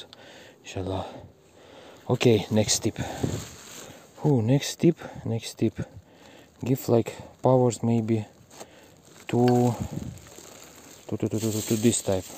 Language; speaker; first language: English; non-native, learner; Russian